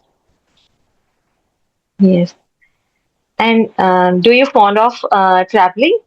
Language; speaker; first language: English; non-native, learner; Hindi